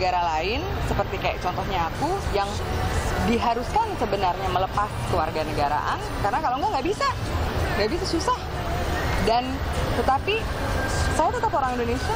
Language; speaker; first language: Indonesian; native; Indonesian